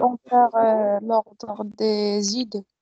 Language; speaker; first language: French; non-native, learner; Arabic